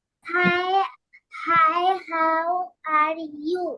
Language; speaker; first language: English; non-native, learner; Bangla